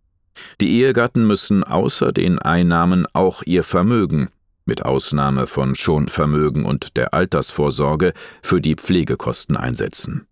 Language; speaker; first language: German; native; German